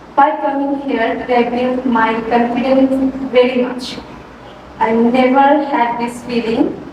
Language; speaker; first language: English; non-native, local second language; Bangla